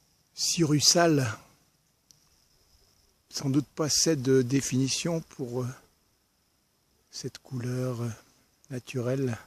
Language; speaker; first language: French; native; French